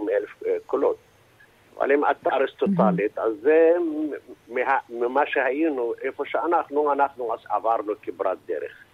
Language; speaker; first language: Hebrew; non-native, local second language; Arabic